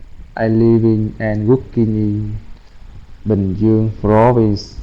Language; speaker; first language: English; non-native, learner; Vietnamese